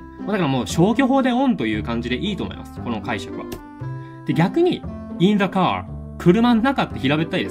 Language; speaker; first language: Japanese; native; Japanese